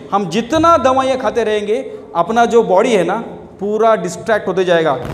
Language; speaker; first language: Hindi; non-native, local second language; Marathi